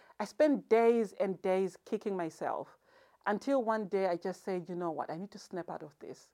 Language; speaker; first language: English; non-native, local second language; Shona